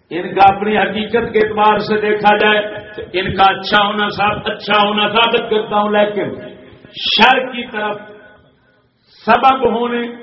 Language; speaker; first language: Urdu; non-native, local second language; Punjabi